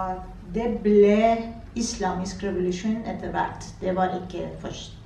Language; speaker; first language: Norwegian; non-native, fluent; Persian